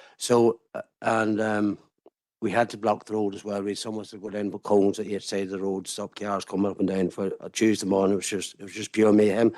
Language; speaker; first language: English; native; English